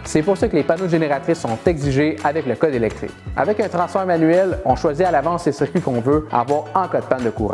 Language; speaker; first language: French; native; French